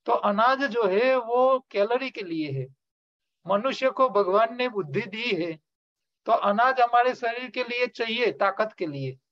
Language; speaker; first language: Hindi; non-native, local second language; Gujarati